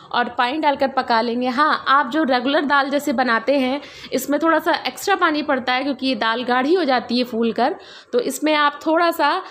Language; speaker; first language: Hindi; native; Hindi